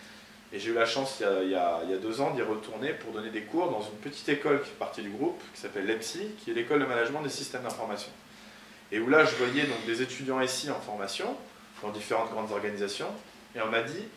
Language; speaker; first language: French; native; French